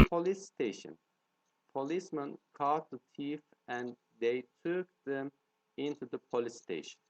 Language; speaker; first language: English; non-native, fluent; Turkish